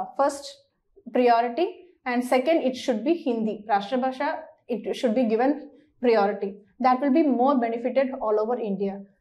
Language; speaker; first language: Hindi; non-native, local second language; Malayalam